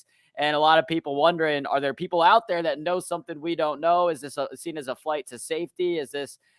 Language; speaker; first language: English; native; English